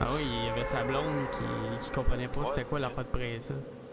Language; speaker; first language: French; native; French